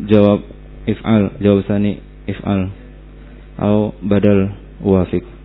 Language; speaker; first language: Arabic; non-native, learner; Indonesian